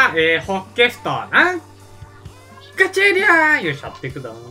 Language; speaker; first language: Japanese; native; Japanese